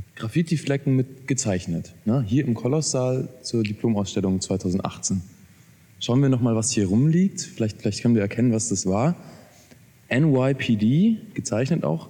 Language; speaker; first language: German; native; German